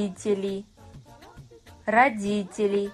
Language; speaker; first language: Russian; non-native, fluent; Kazakh